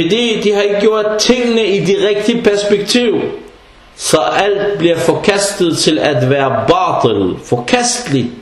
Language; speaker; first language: Danish; non-native, fluent; Arabic